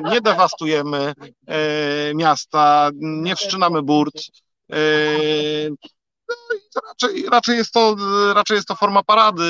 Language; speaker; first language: Polish; native; Polish